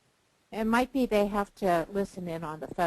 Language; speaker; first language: English; native; English